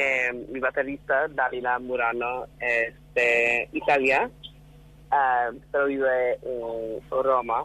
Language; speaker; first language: Spanish; non-native, fluent; English